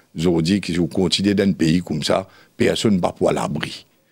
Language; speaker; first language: French; non-native, local second language; Morisyen